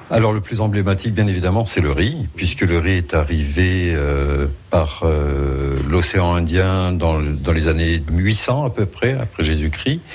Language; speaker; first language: French; non-native, local second language; Malagasy